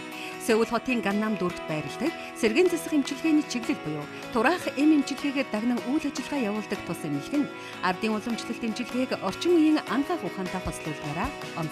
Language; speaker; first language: Mongolian; native; Mongolian